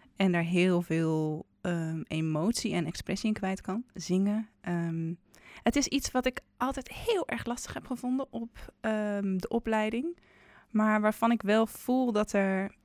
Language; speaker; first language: Dutch; native; Dutch